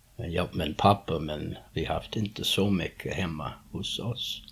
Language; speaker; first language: Swedish; early bilingual, other home language; English